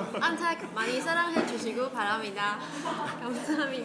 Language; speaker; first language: Korean; non-native, learner; Chinese